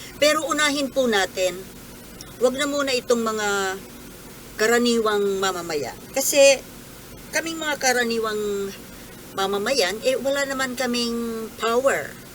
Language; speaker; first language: Filipino; native; Filipino